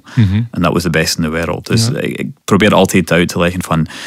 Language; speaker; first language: Dutch; non-native, fluent; English